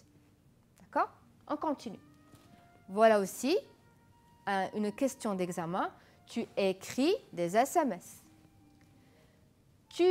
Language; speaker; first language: French; non-native, fluent; Arabic